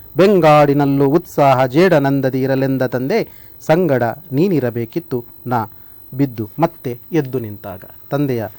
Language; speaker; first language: Kannada; non-native, local second language; Tulu